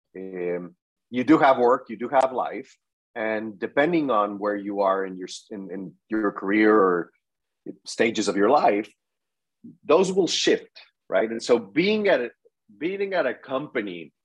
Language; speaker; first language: English; non-native, fluent; Spanish